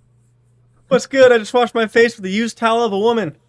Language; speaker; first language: English; native; English